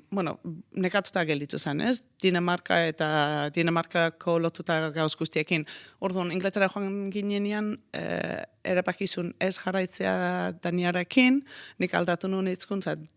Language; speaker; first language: Basque; non-native, fluent; Danish